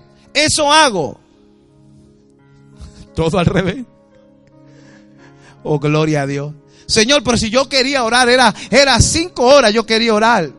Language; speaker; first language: Spanish; native; Spanish